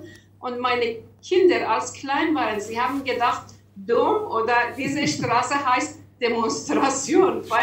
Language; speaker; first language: German; non-native, learner; Persian